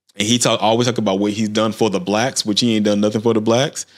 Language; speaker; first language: English; native; English